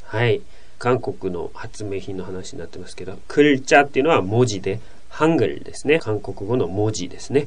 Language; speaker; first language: Japanese; native; Japanese